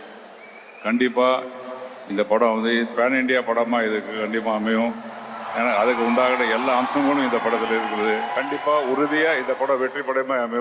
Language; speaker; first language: Tamil; non-native, learner; Telugu